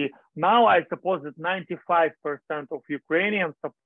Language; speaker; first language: English; non-native, learner; Ukrainian